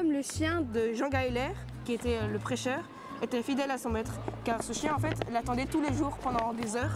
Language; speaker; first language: French; native; French